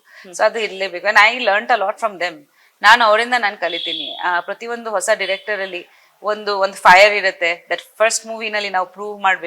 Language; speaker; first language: Kannada; non-native, fluent; Bangla